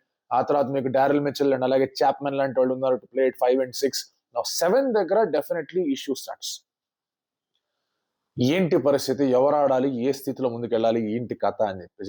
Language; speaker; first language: Telugu; native; Telugu